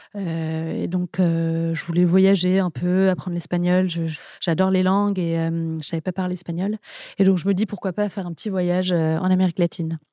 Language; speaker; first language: French; native; French